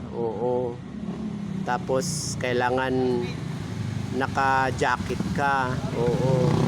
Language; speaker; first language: Filipino; non-native, local second language; Cebuano